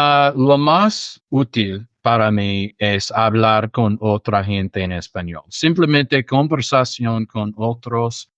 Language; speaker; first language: Spanish; non-native, fluent; English